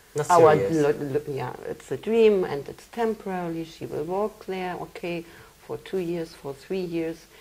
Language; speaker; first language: English; non-native, fluent; German